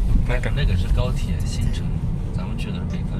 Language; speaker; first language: Chinese; native; Chinese